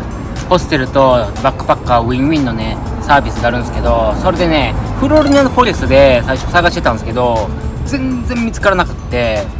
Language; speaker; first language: Japanese; native; Japanese